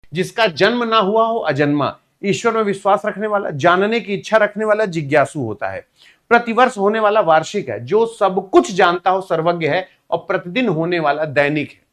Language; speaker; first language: Hindi; native; Hindi